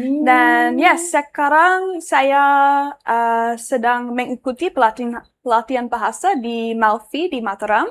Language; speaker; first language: Indonesian; non-native, learner; English